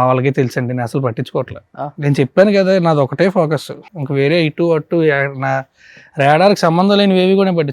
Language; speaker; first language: Telugu; native; Telugu